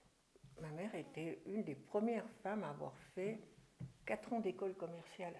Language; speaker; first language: French; early bilingual, other home language; German